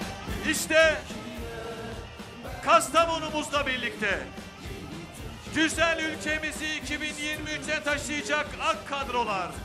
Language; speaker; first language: Turkish; native; Turkish